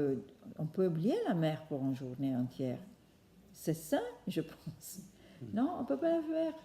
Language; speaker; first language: French; non-native, fluent; Italian